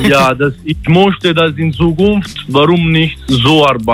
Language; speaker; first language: German; non-native, learner; Italian